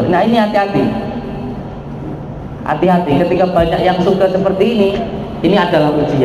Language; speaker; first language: Indonesian; non-native, local second language; Javanese